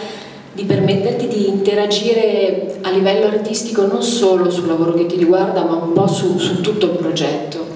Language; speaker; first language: Italian; native; Italian